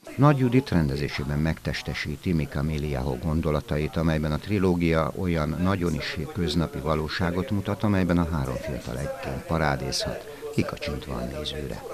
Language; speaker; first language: Hungarian; native; Hungarian